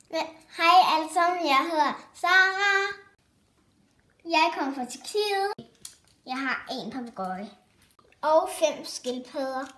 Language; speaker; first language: Danish; early bilingual, other home language; Turkish